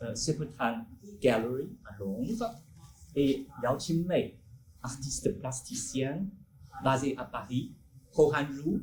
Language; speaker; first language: French; non-native, fluent; Chinese